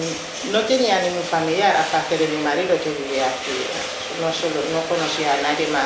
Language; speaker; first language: Spanish; non-native, fluent; Wolof